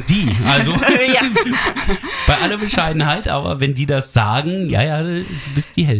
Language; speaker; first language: German; native; German